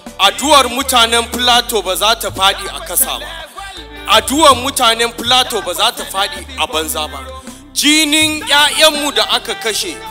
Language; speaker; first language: Hausa; non-native, local second language; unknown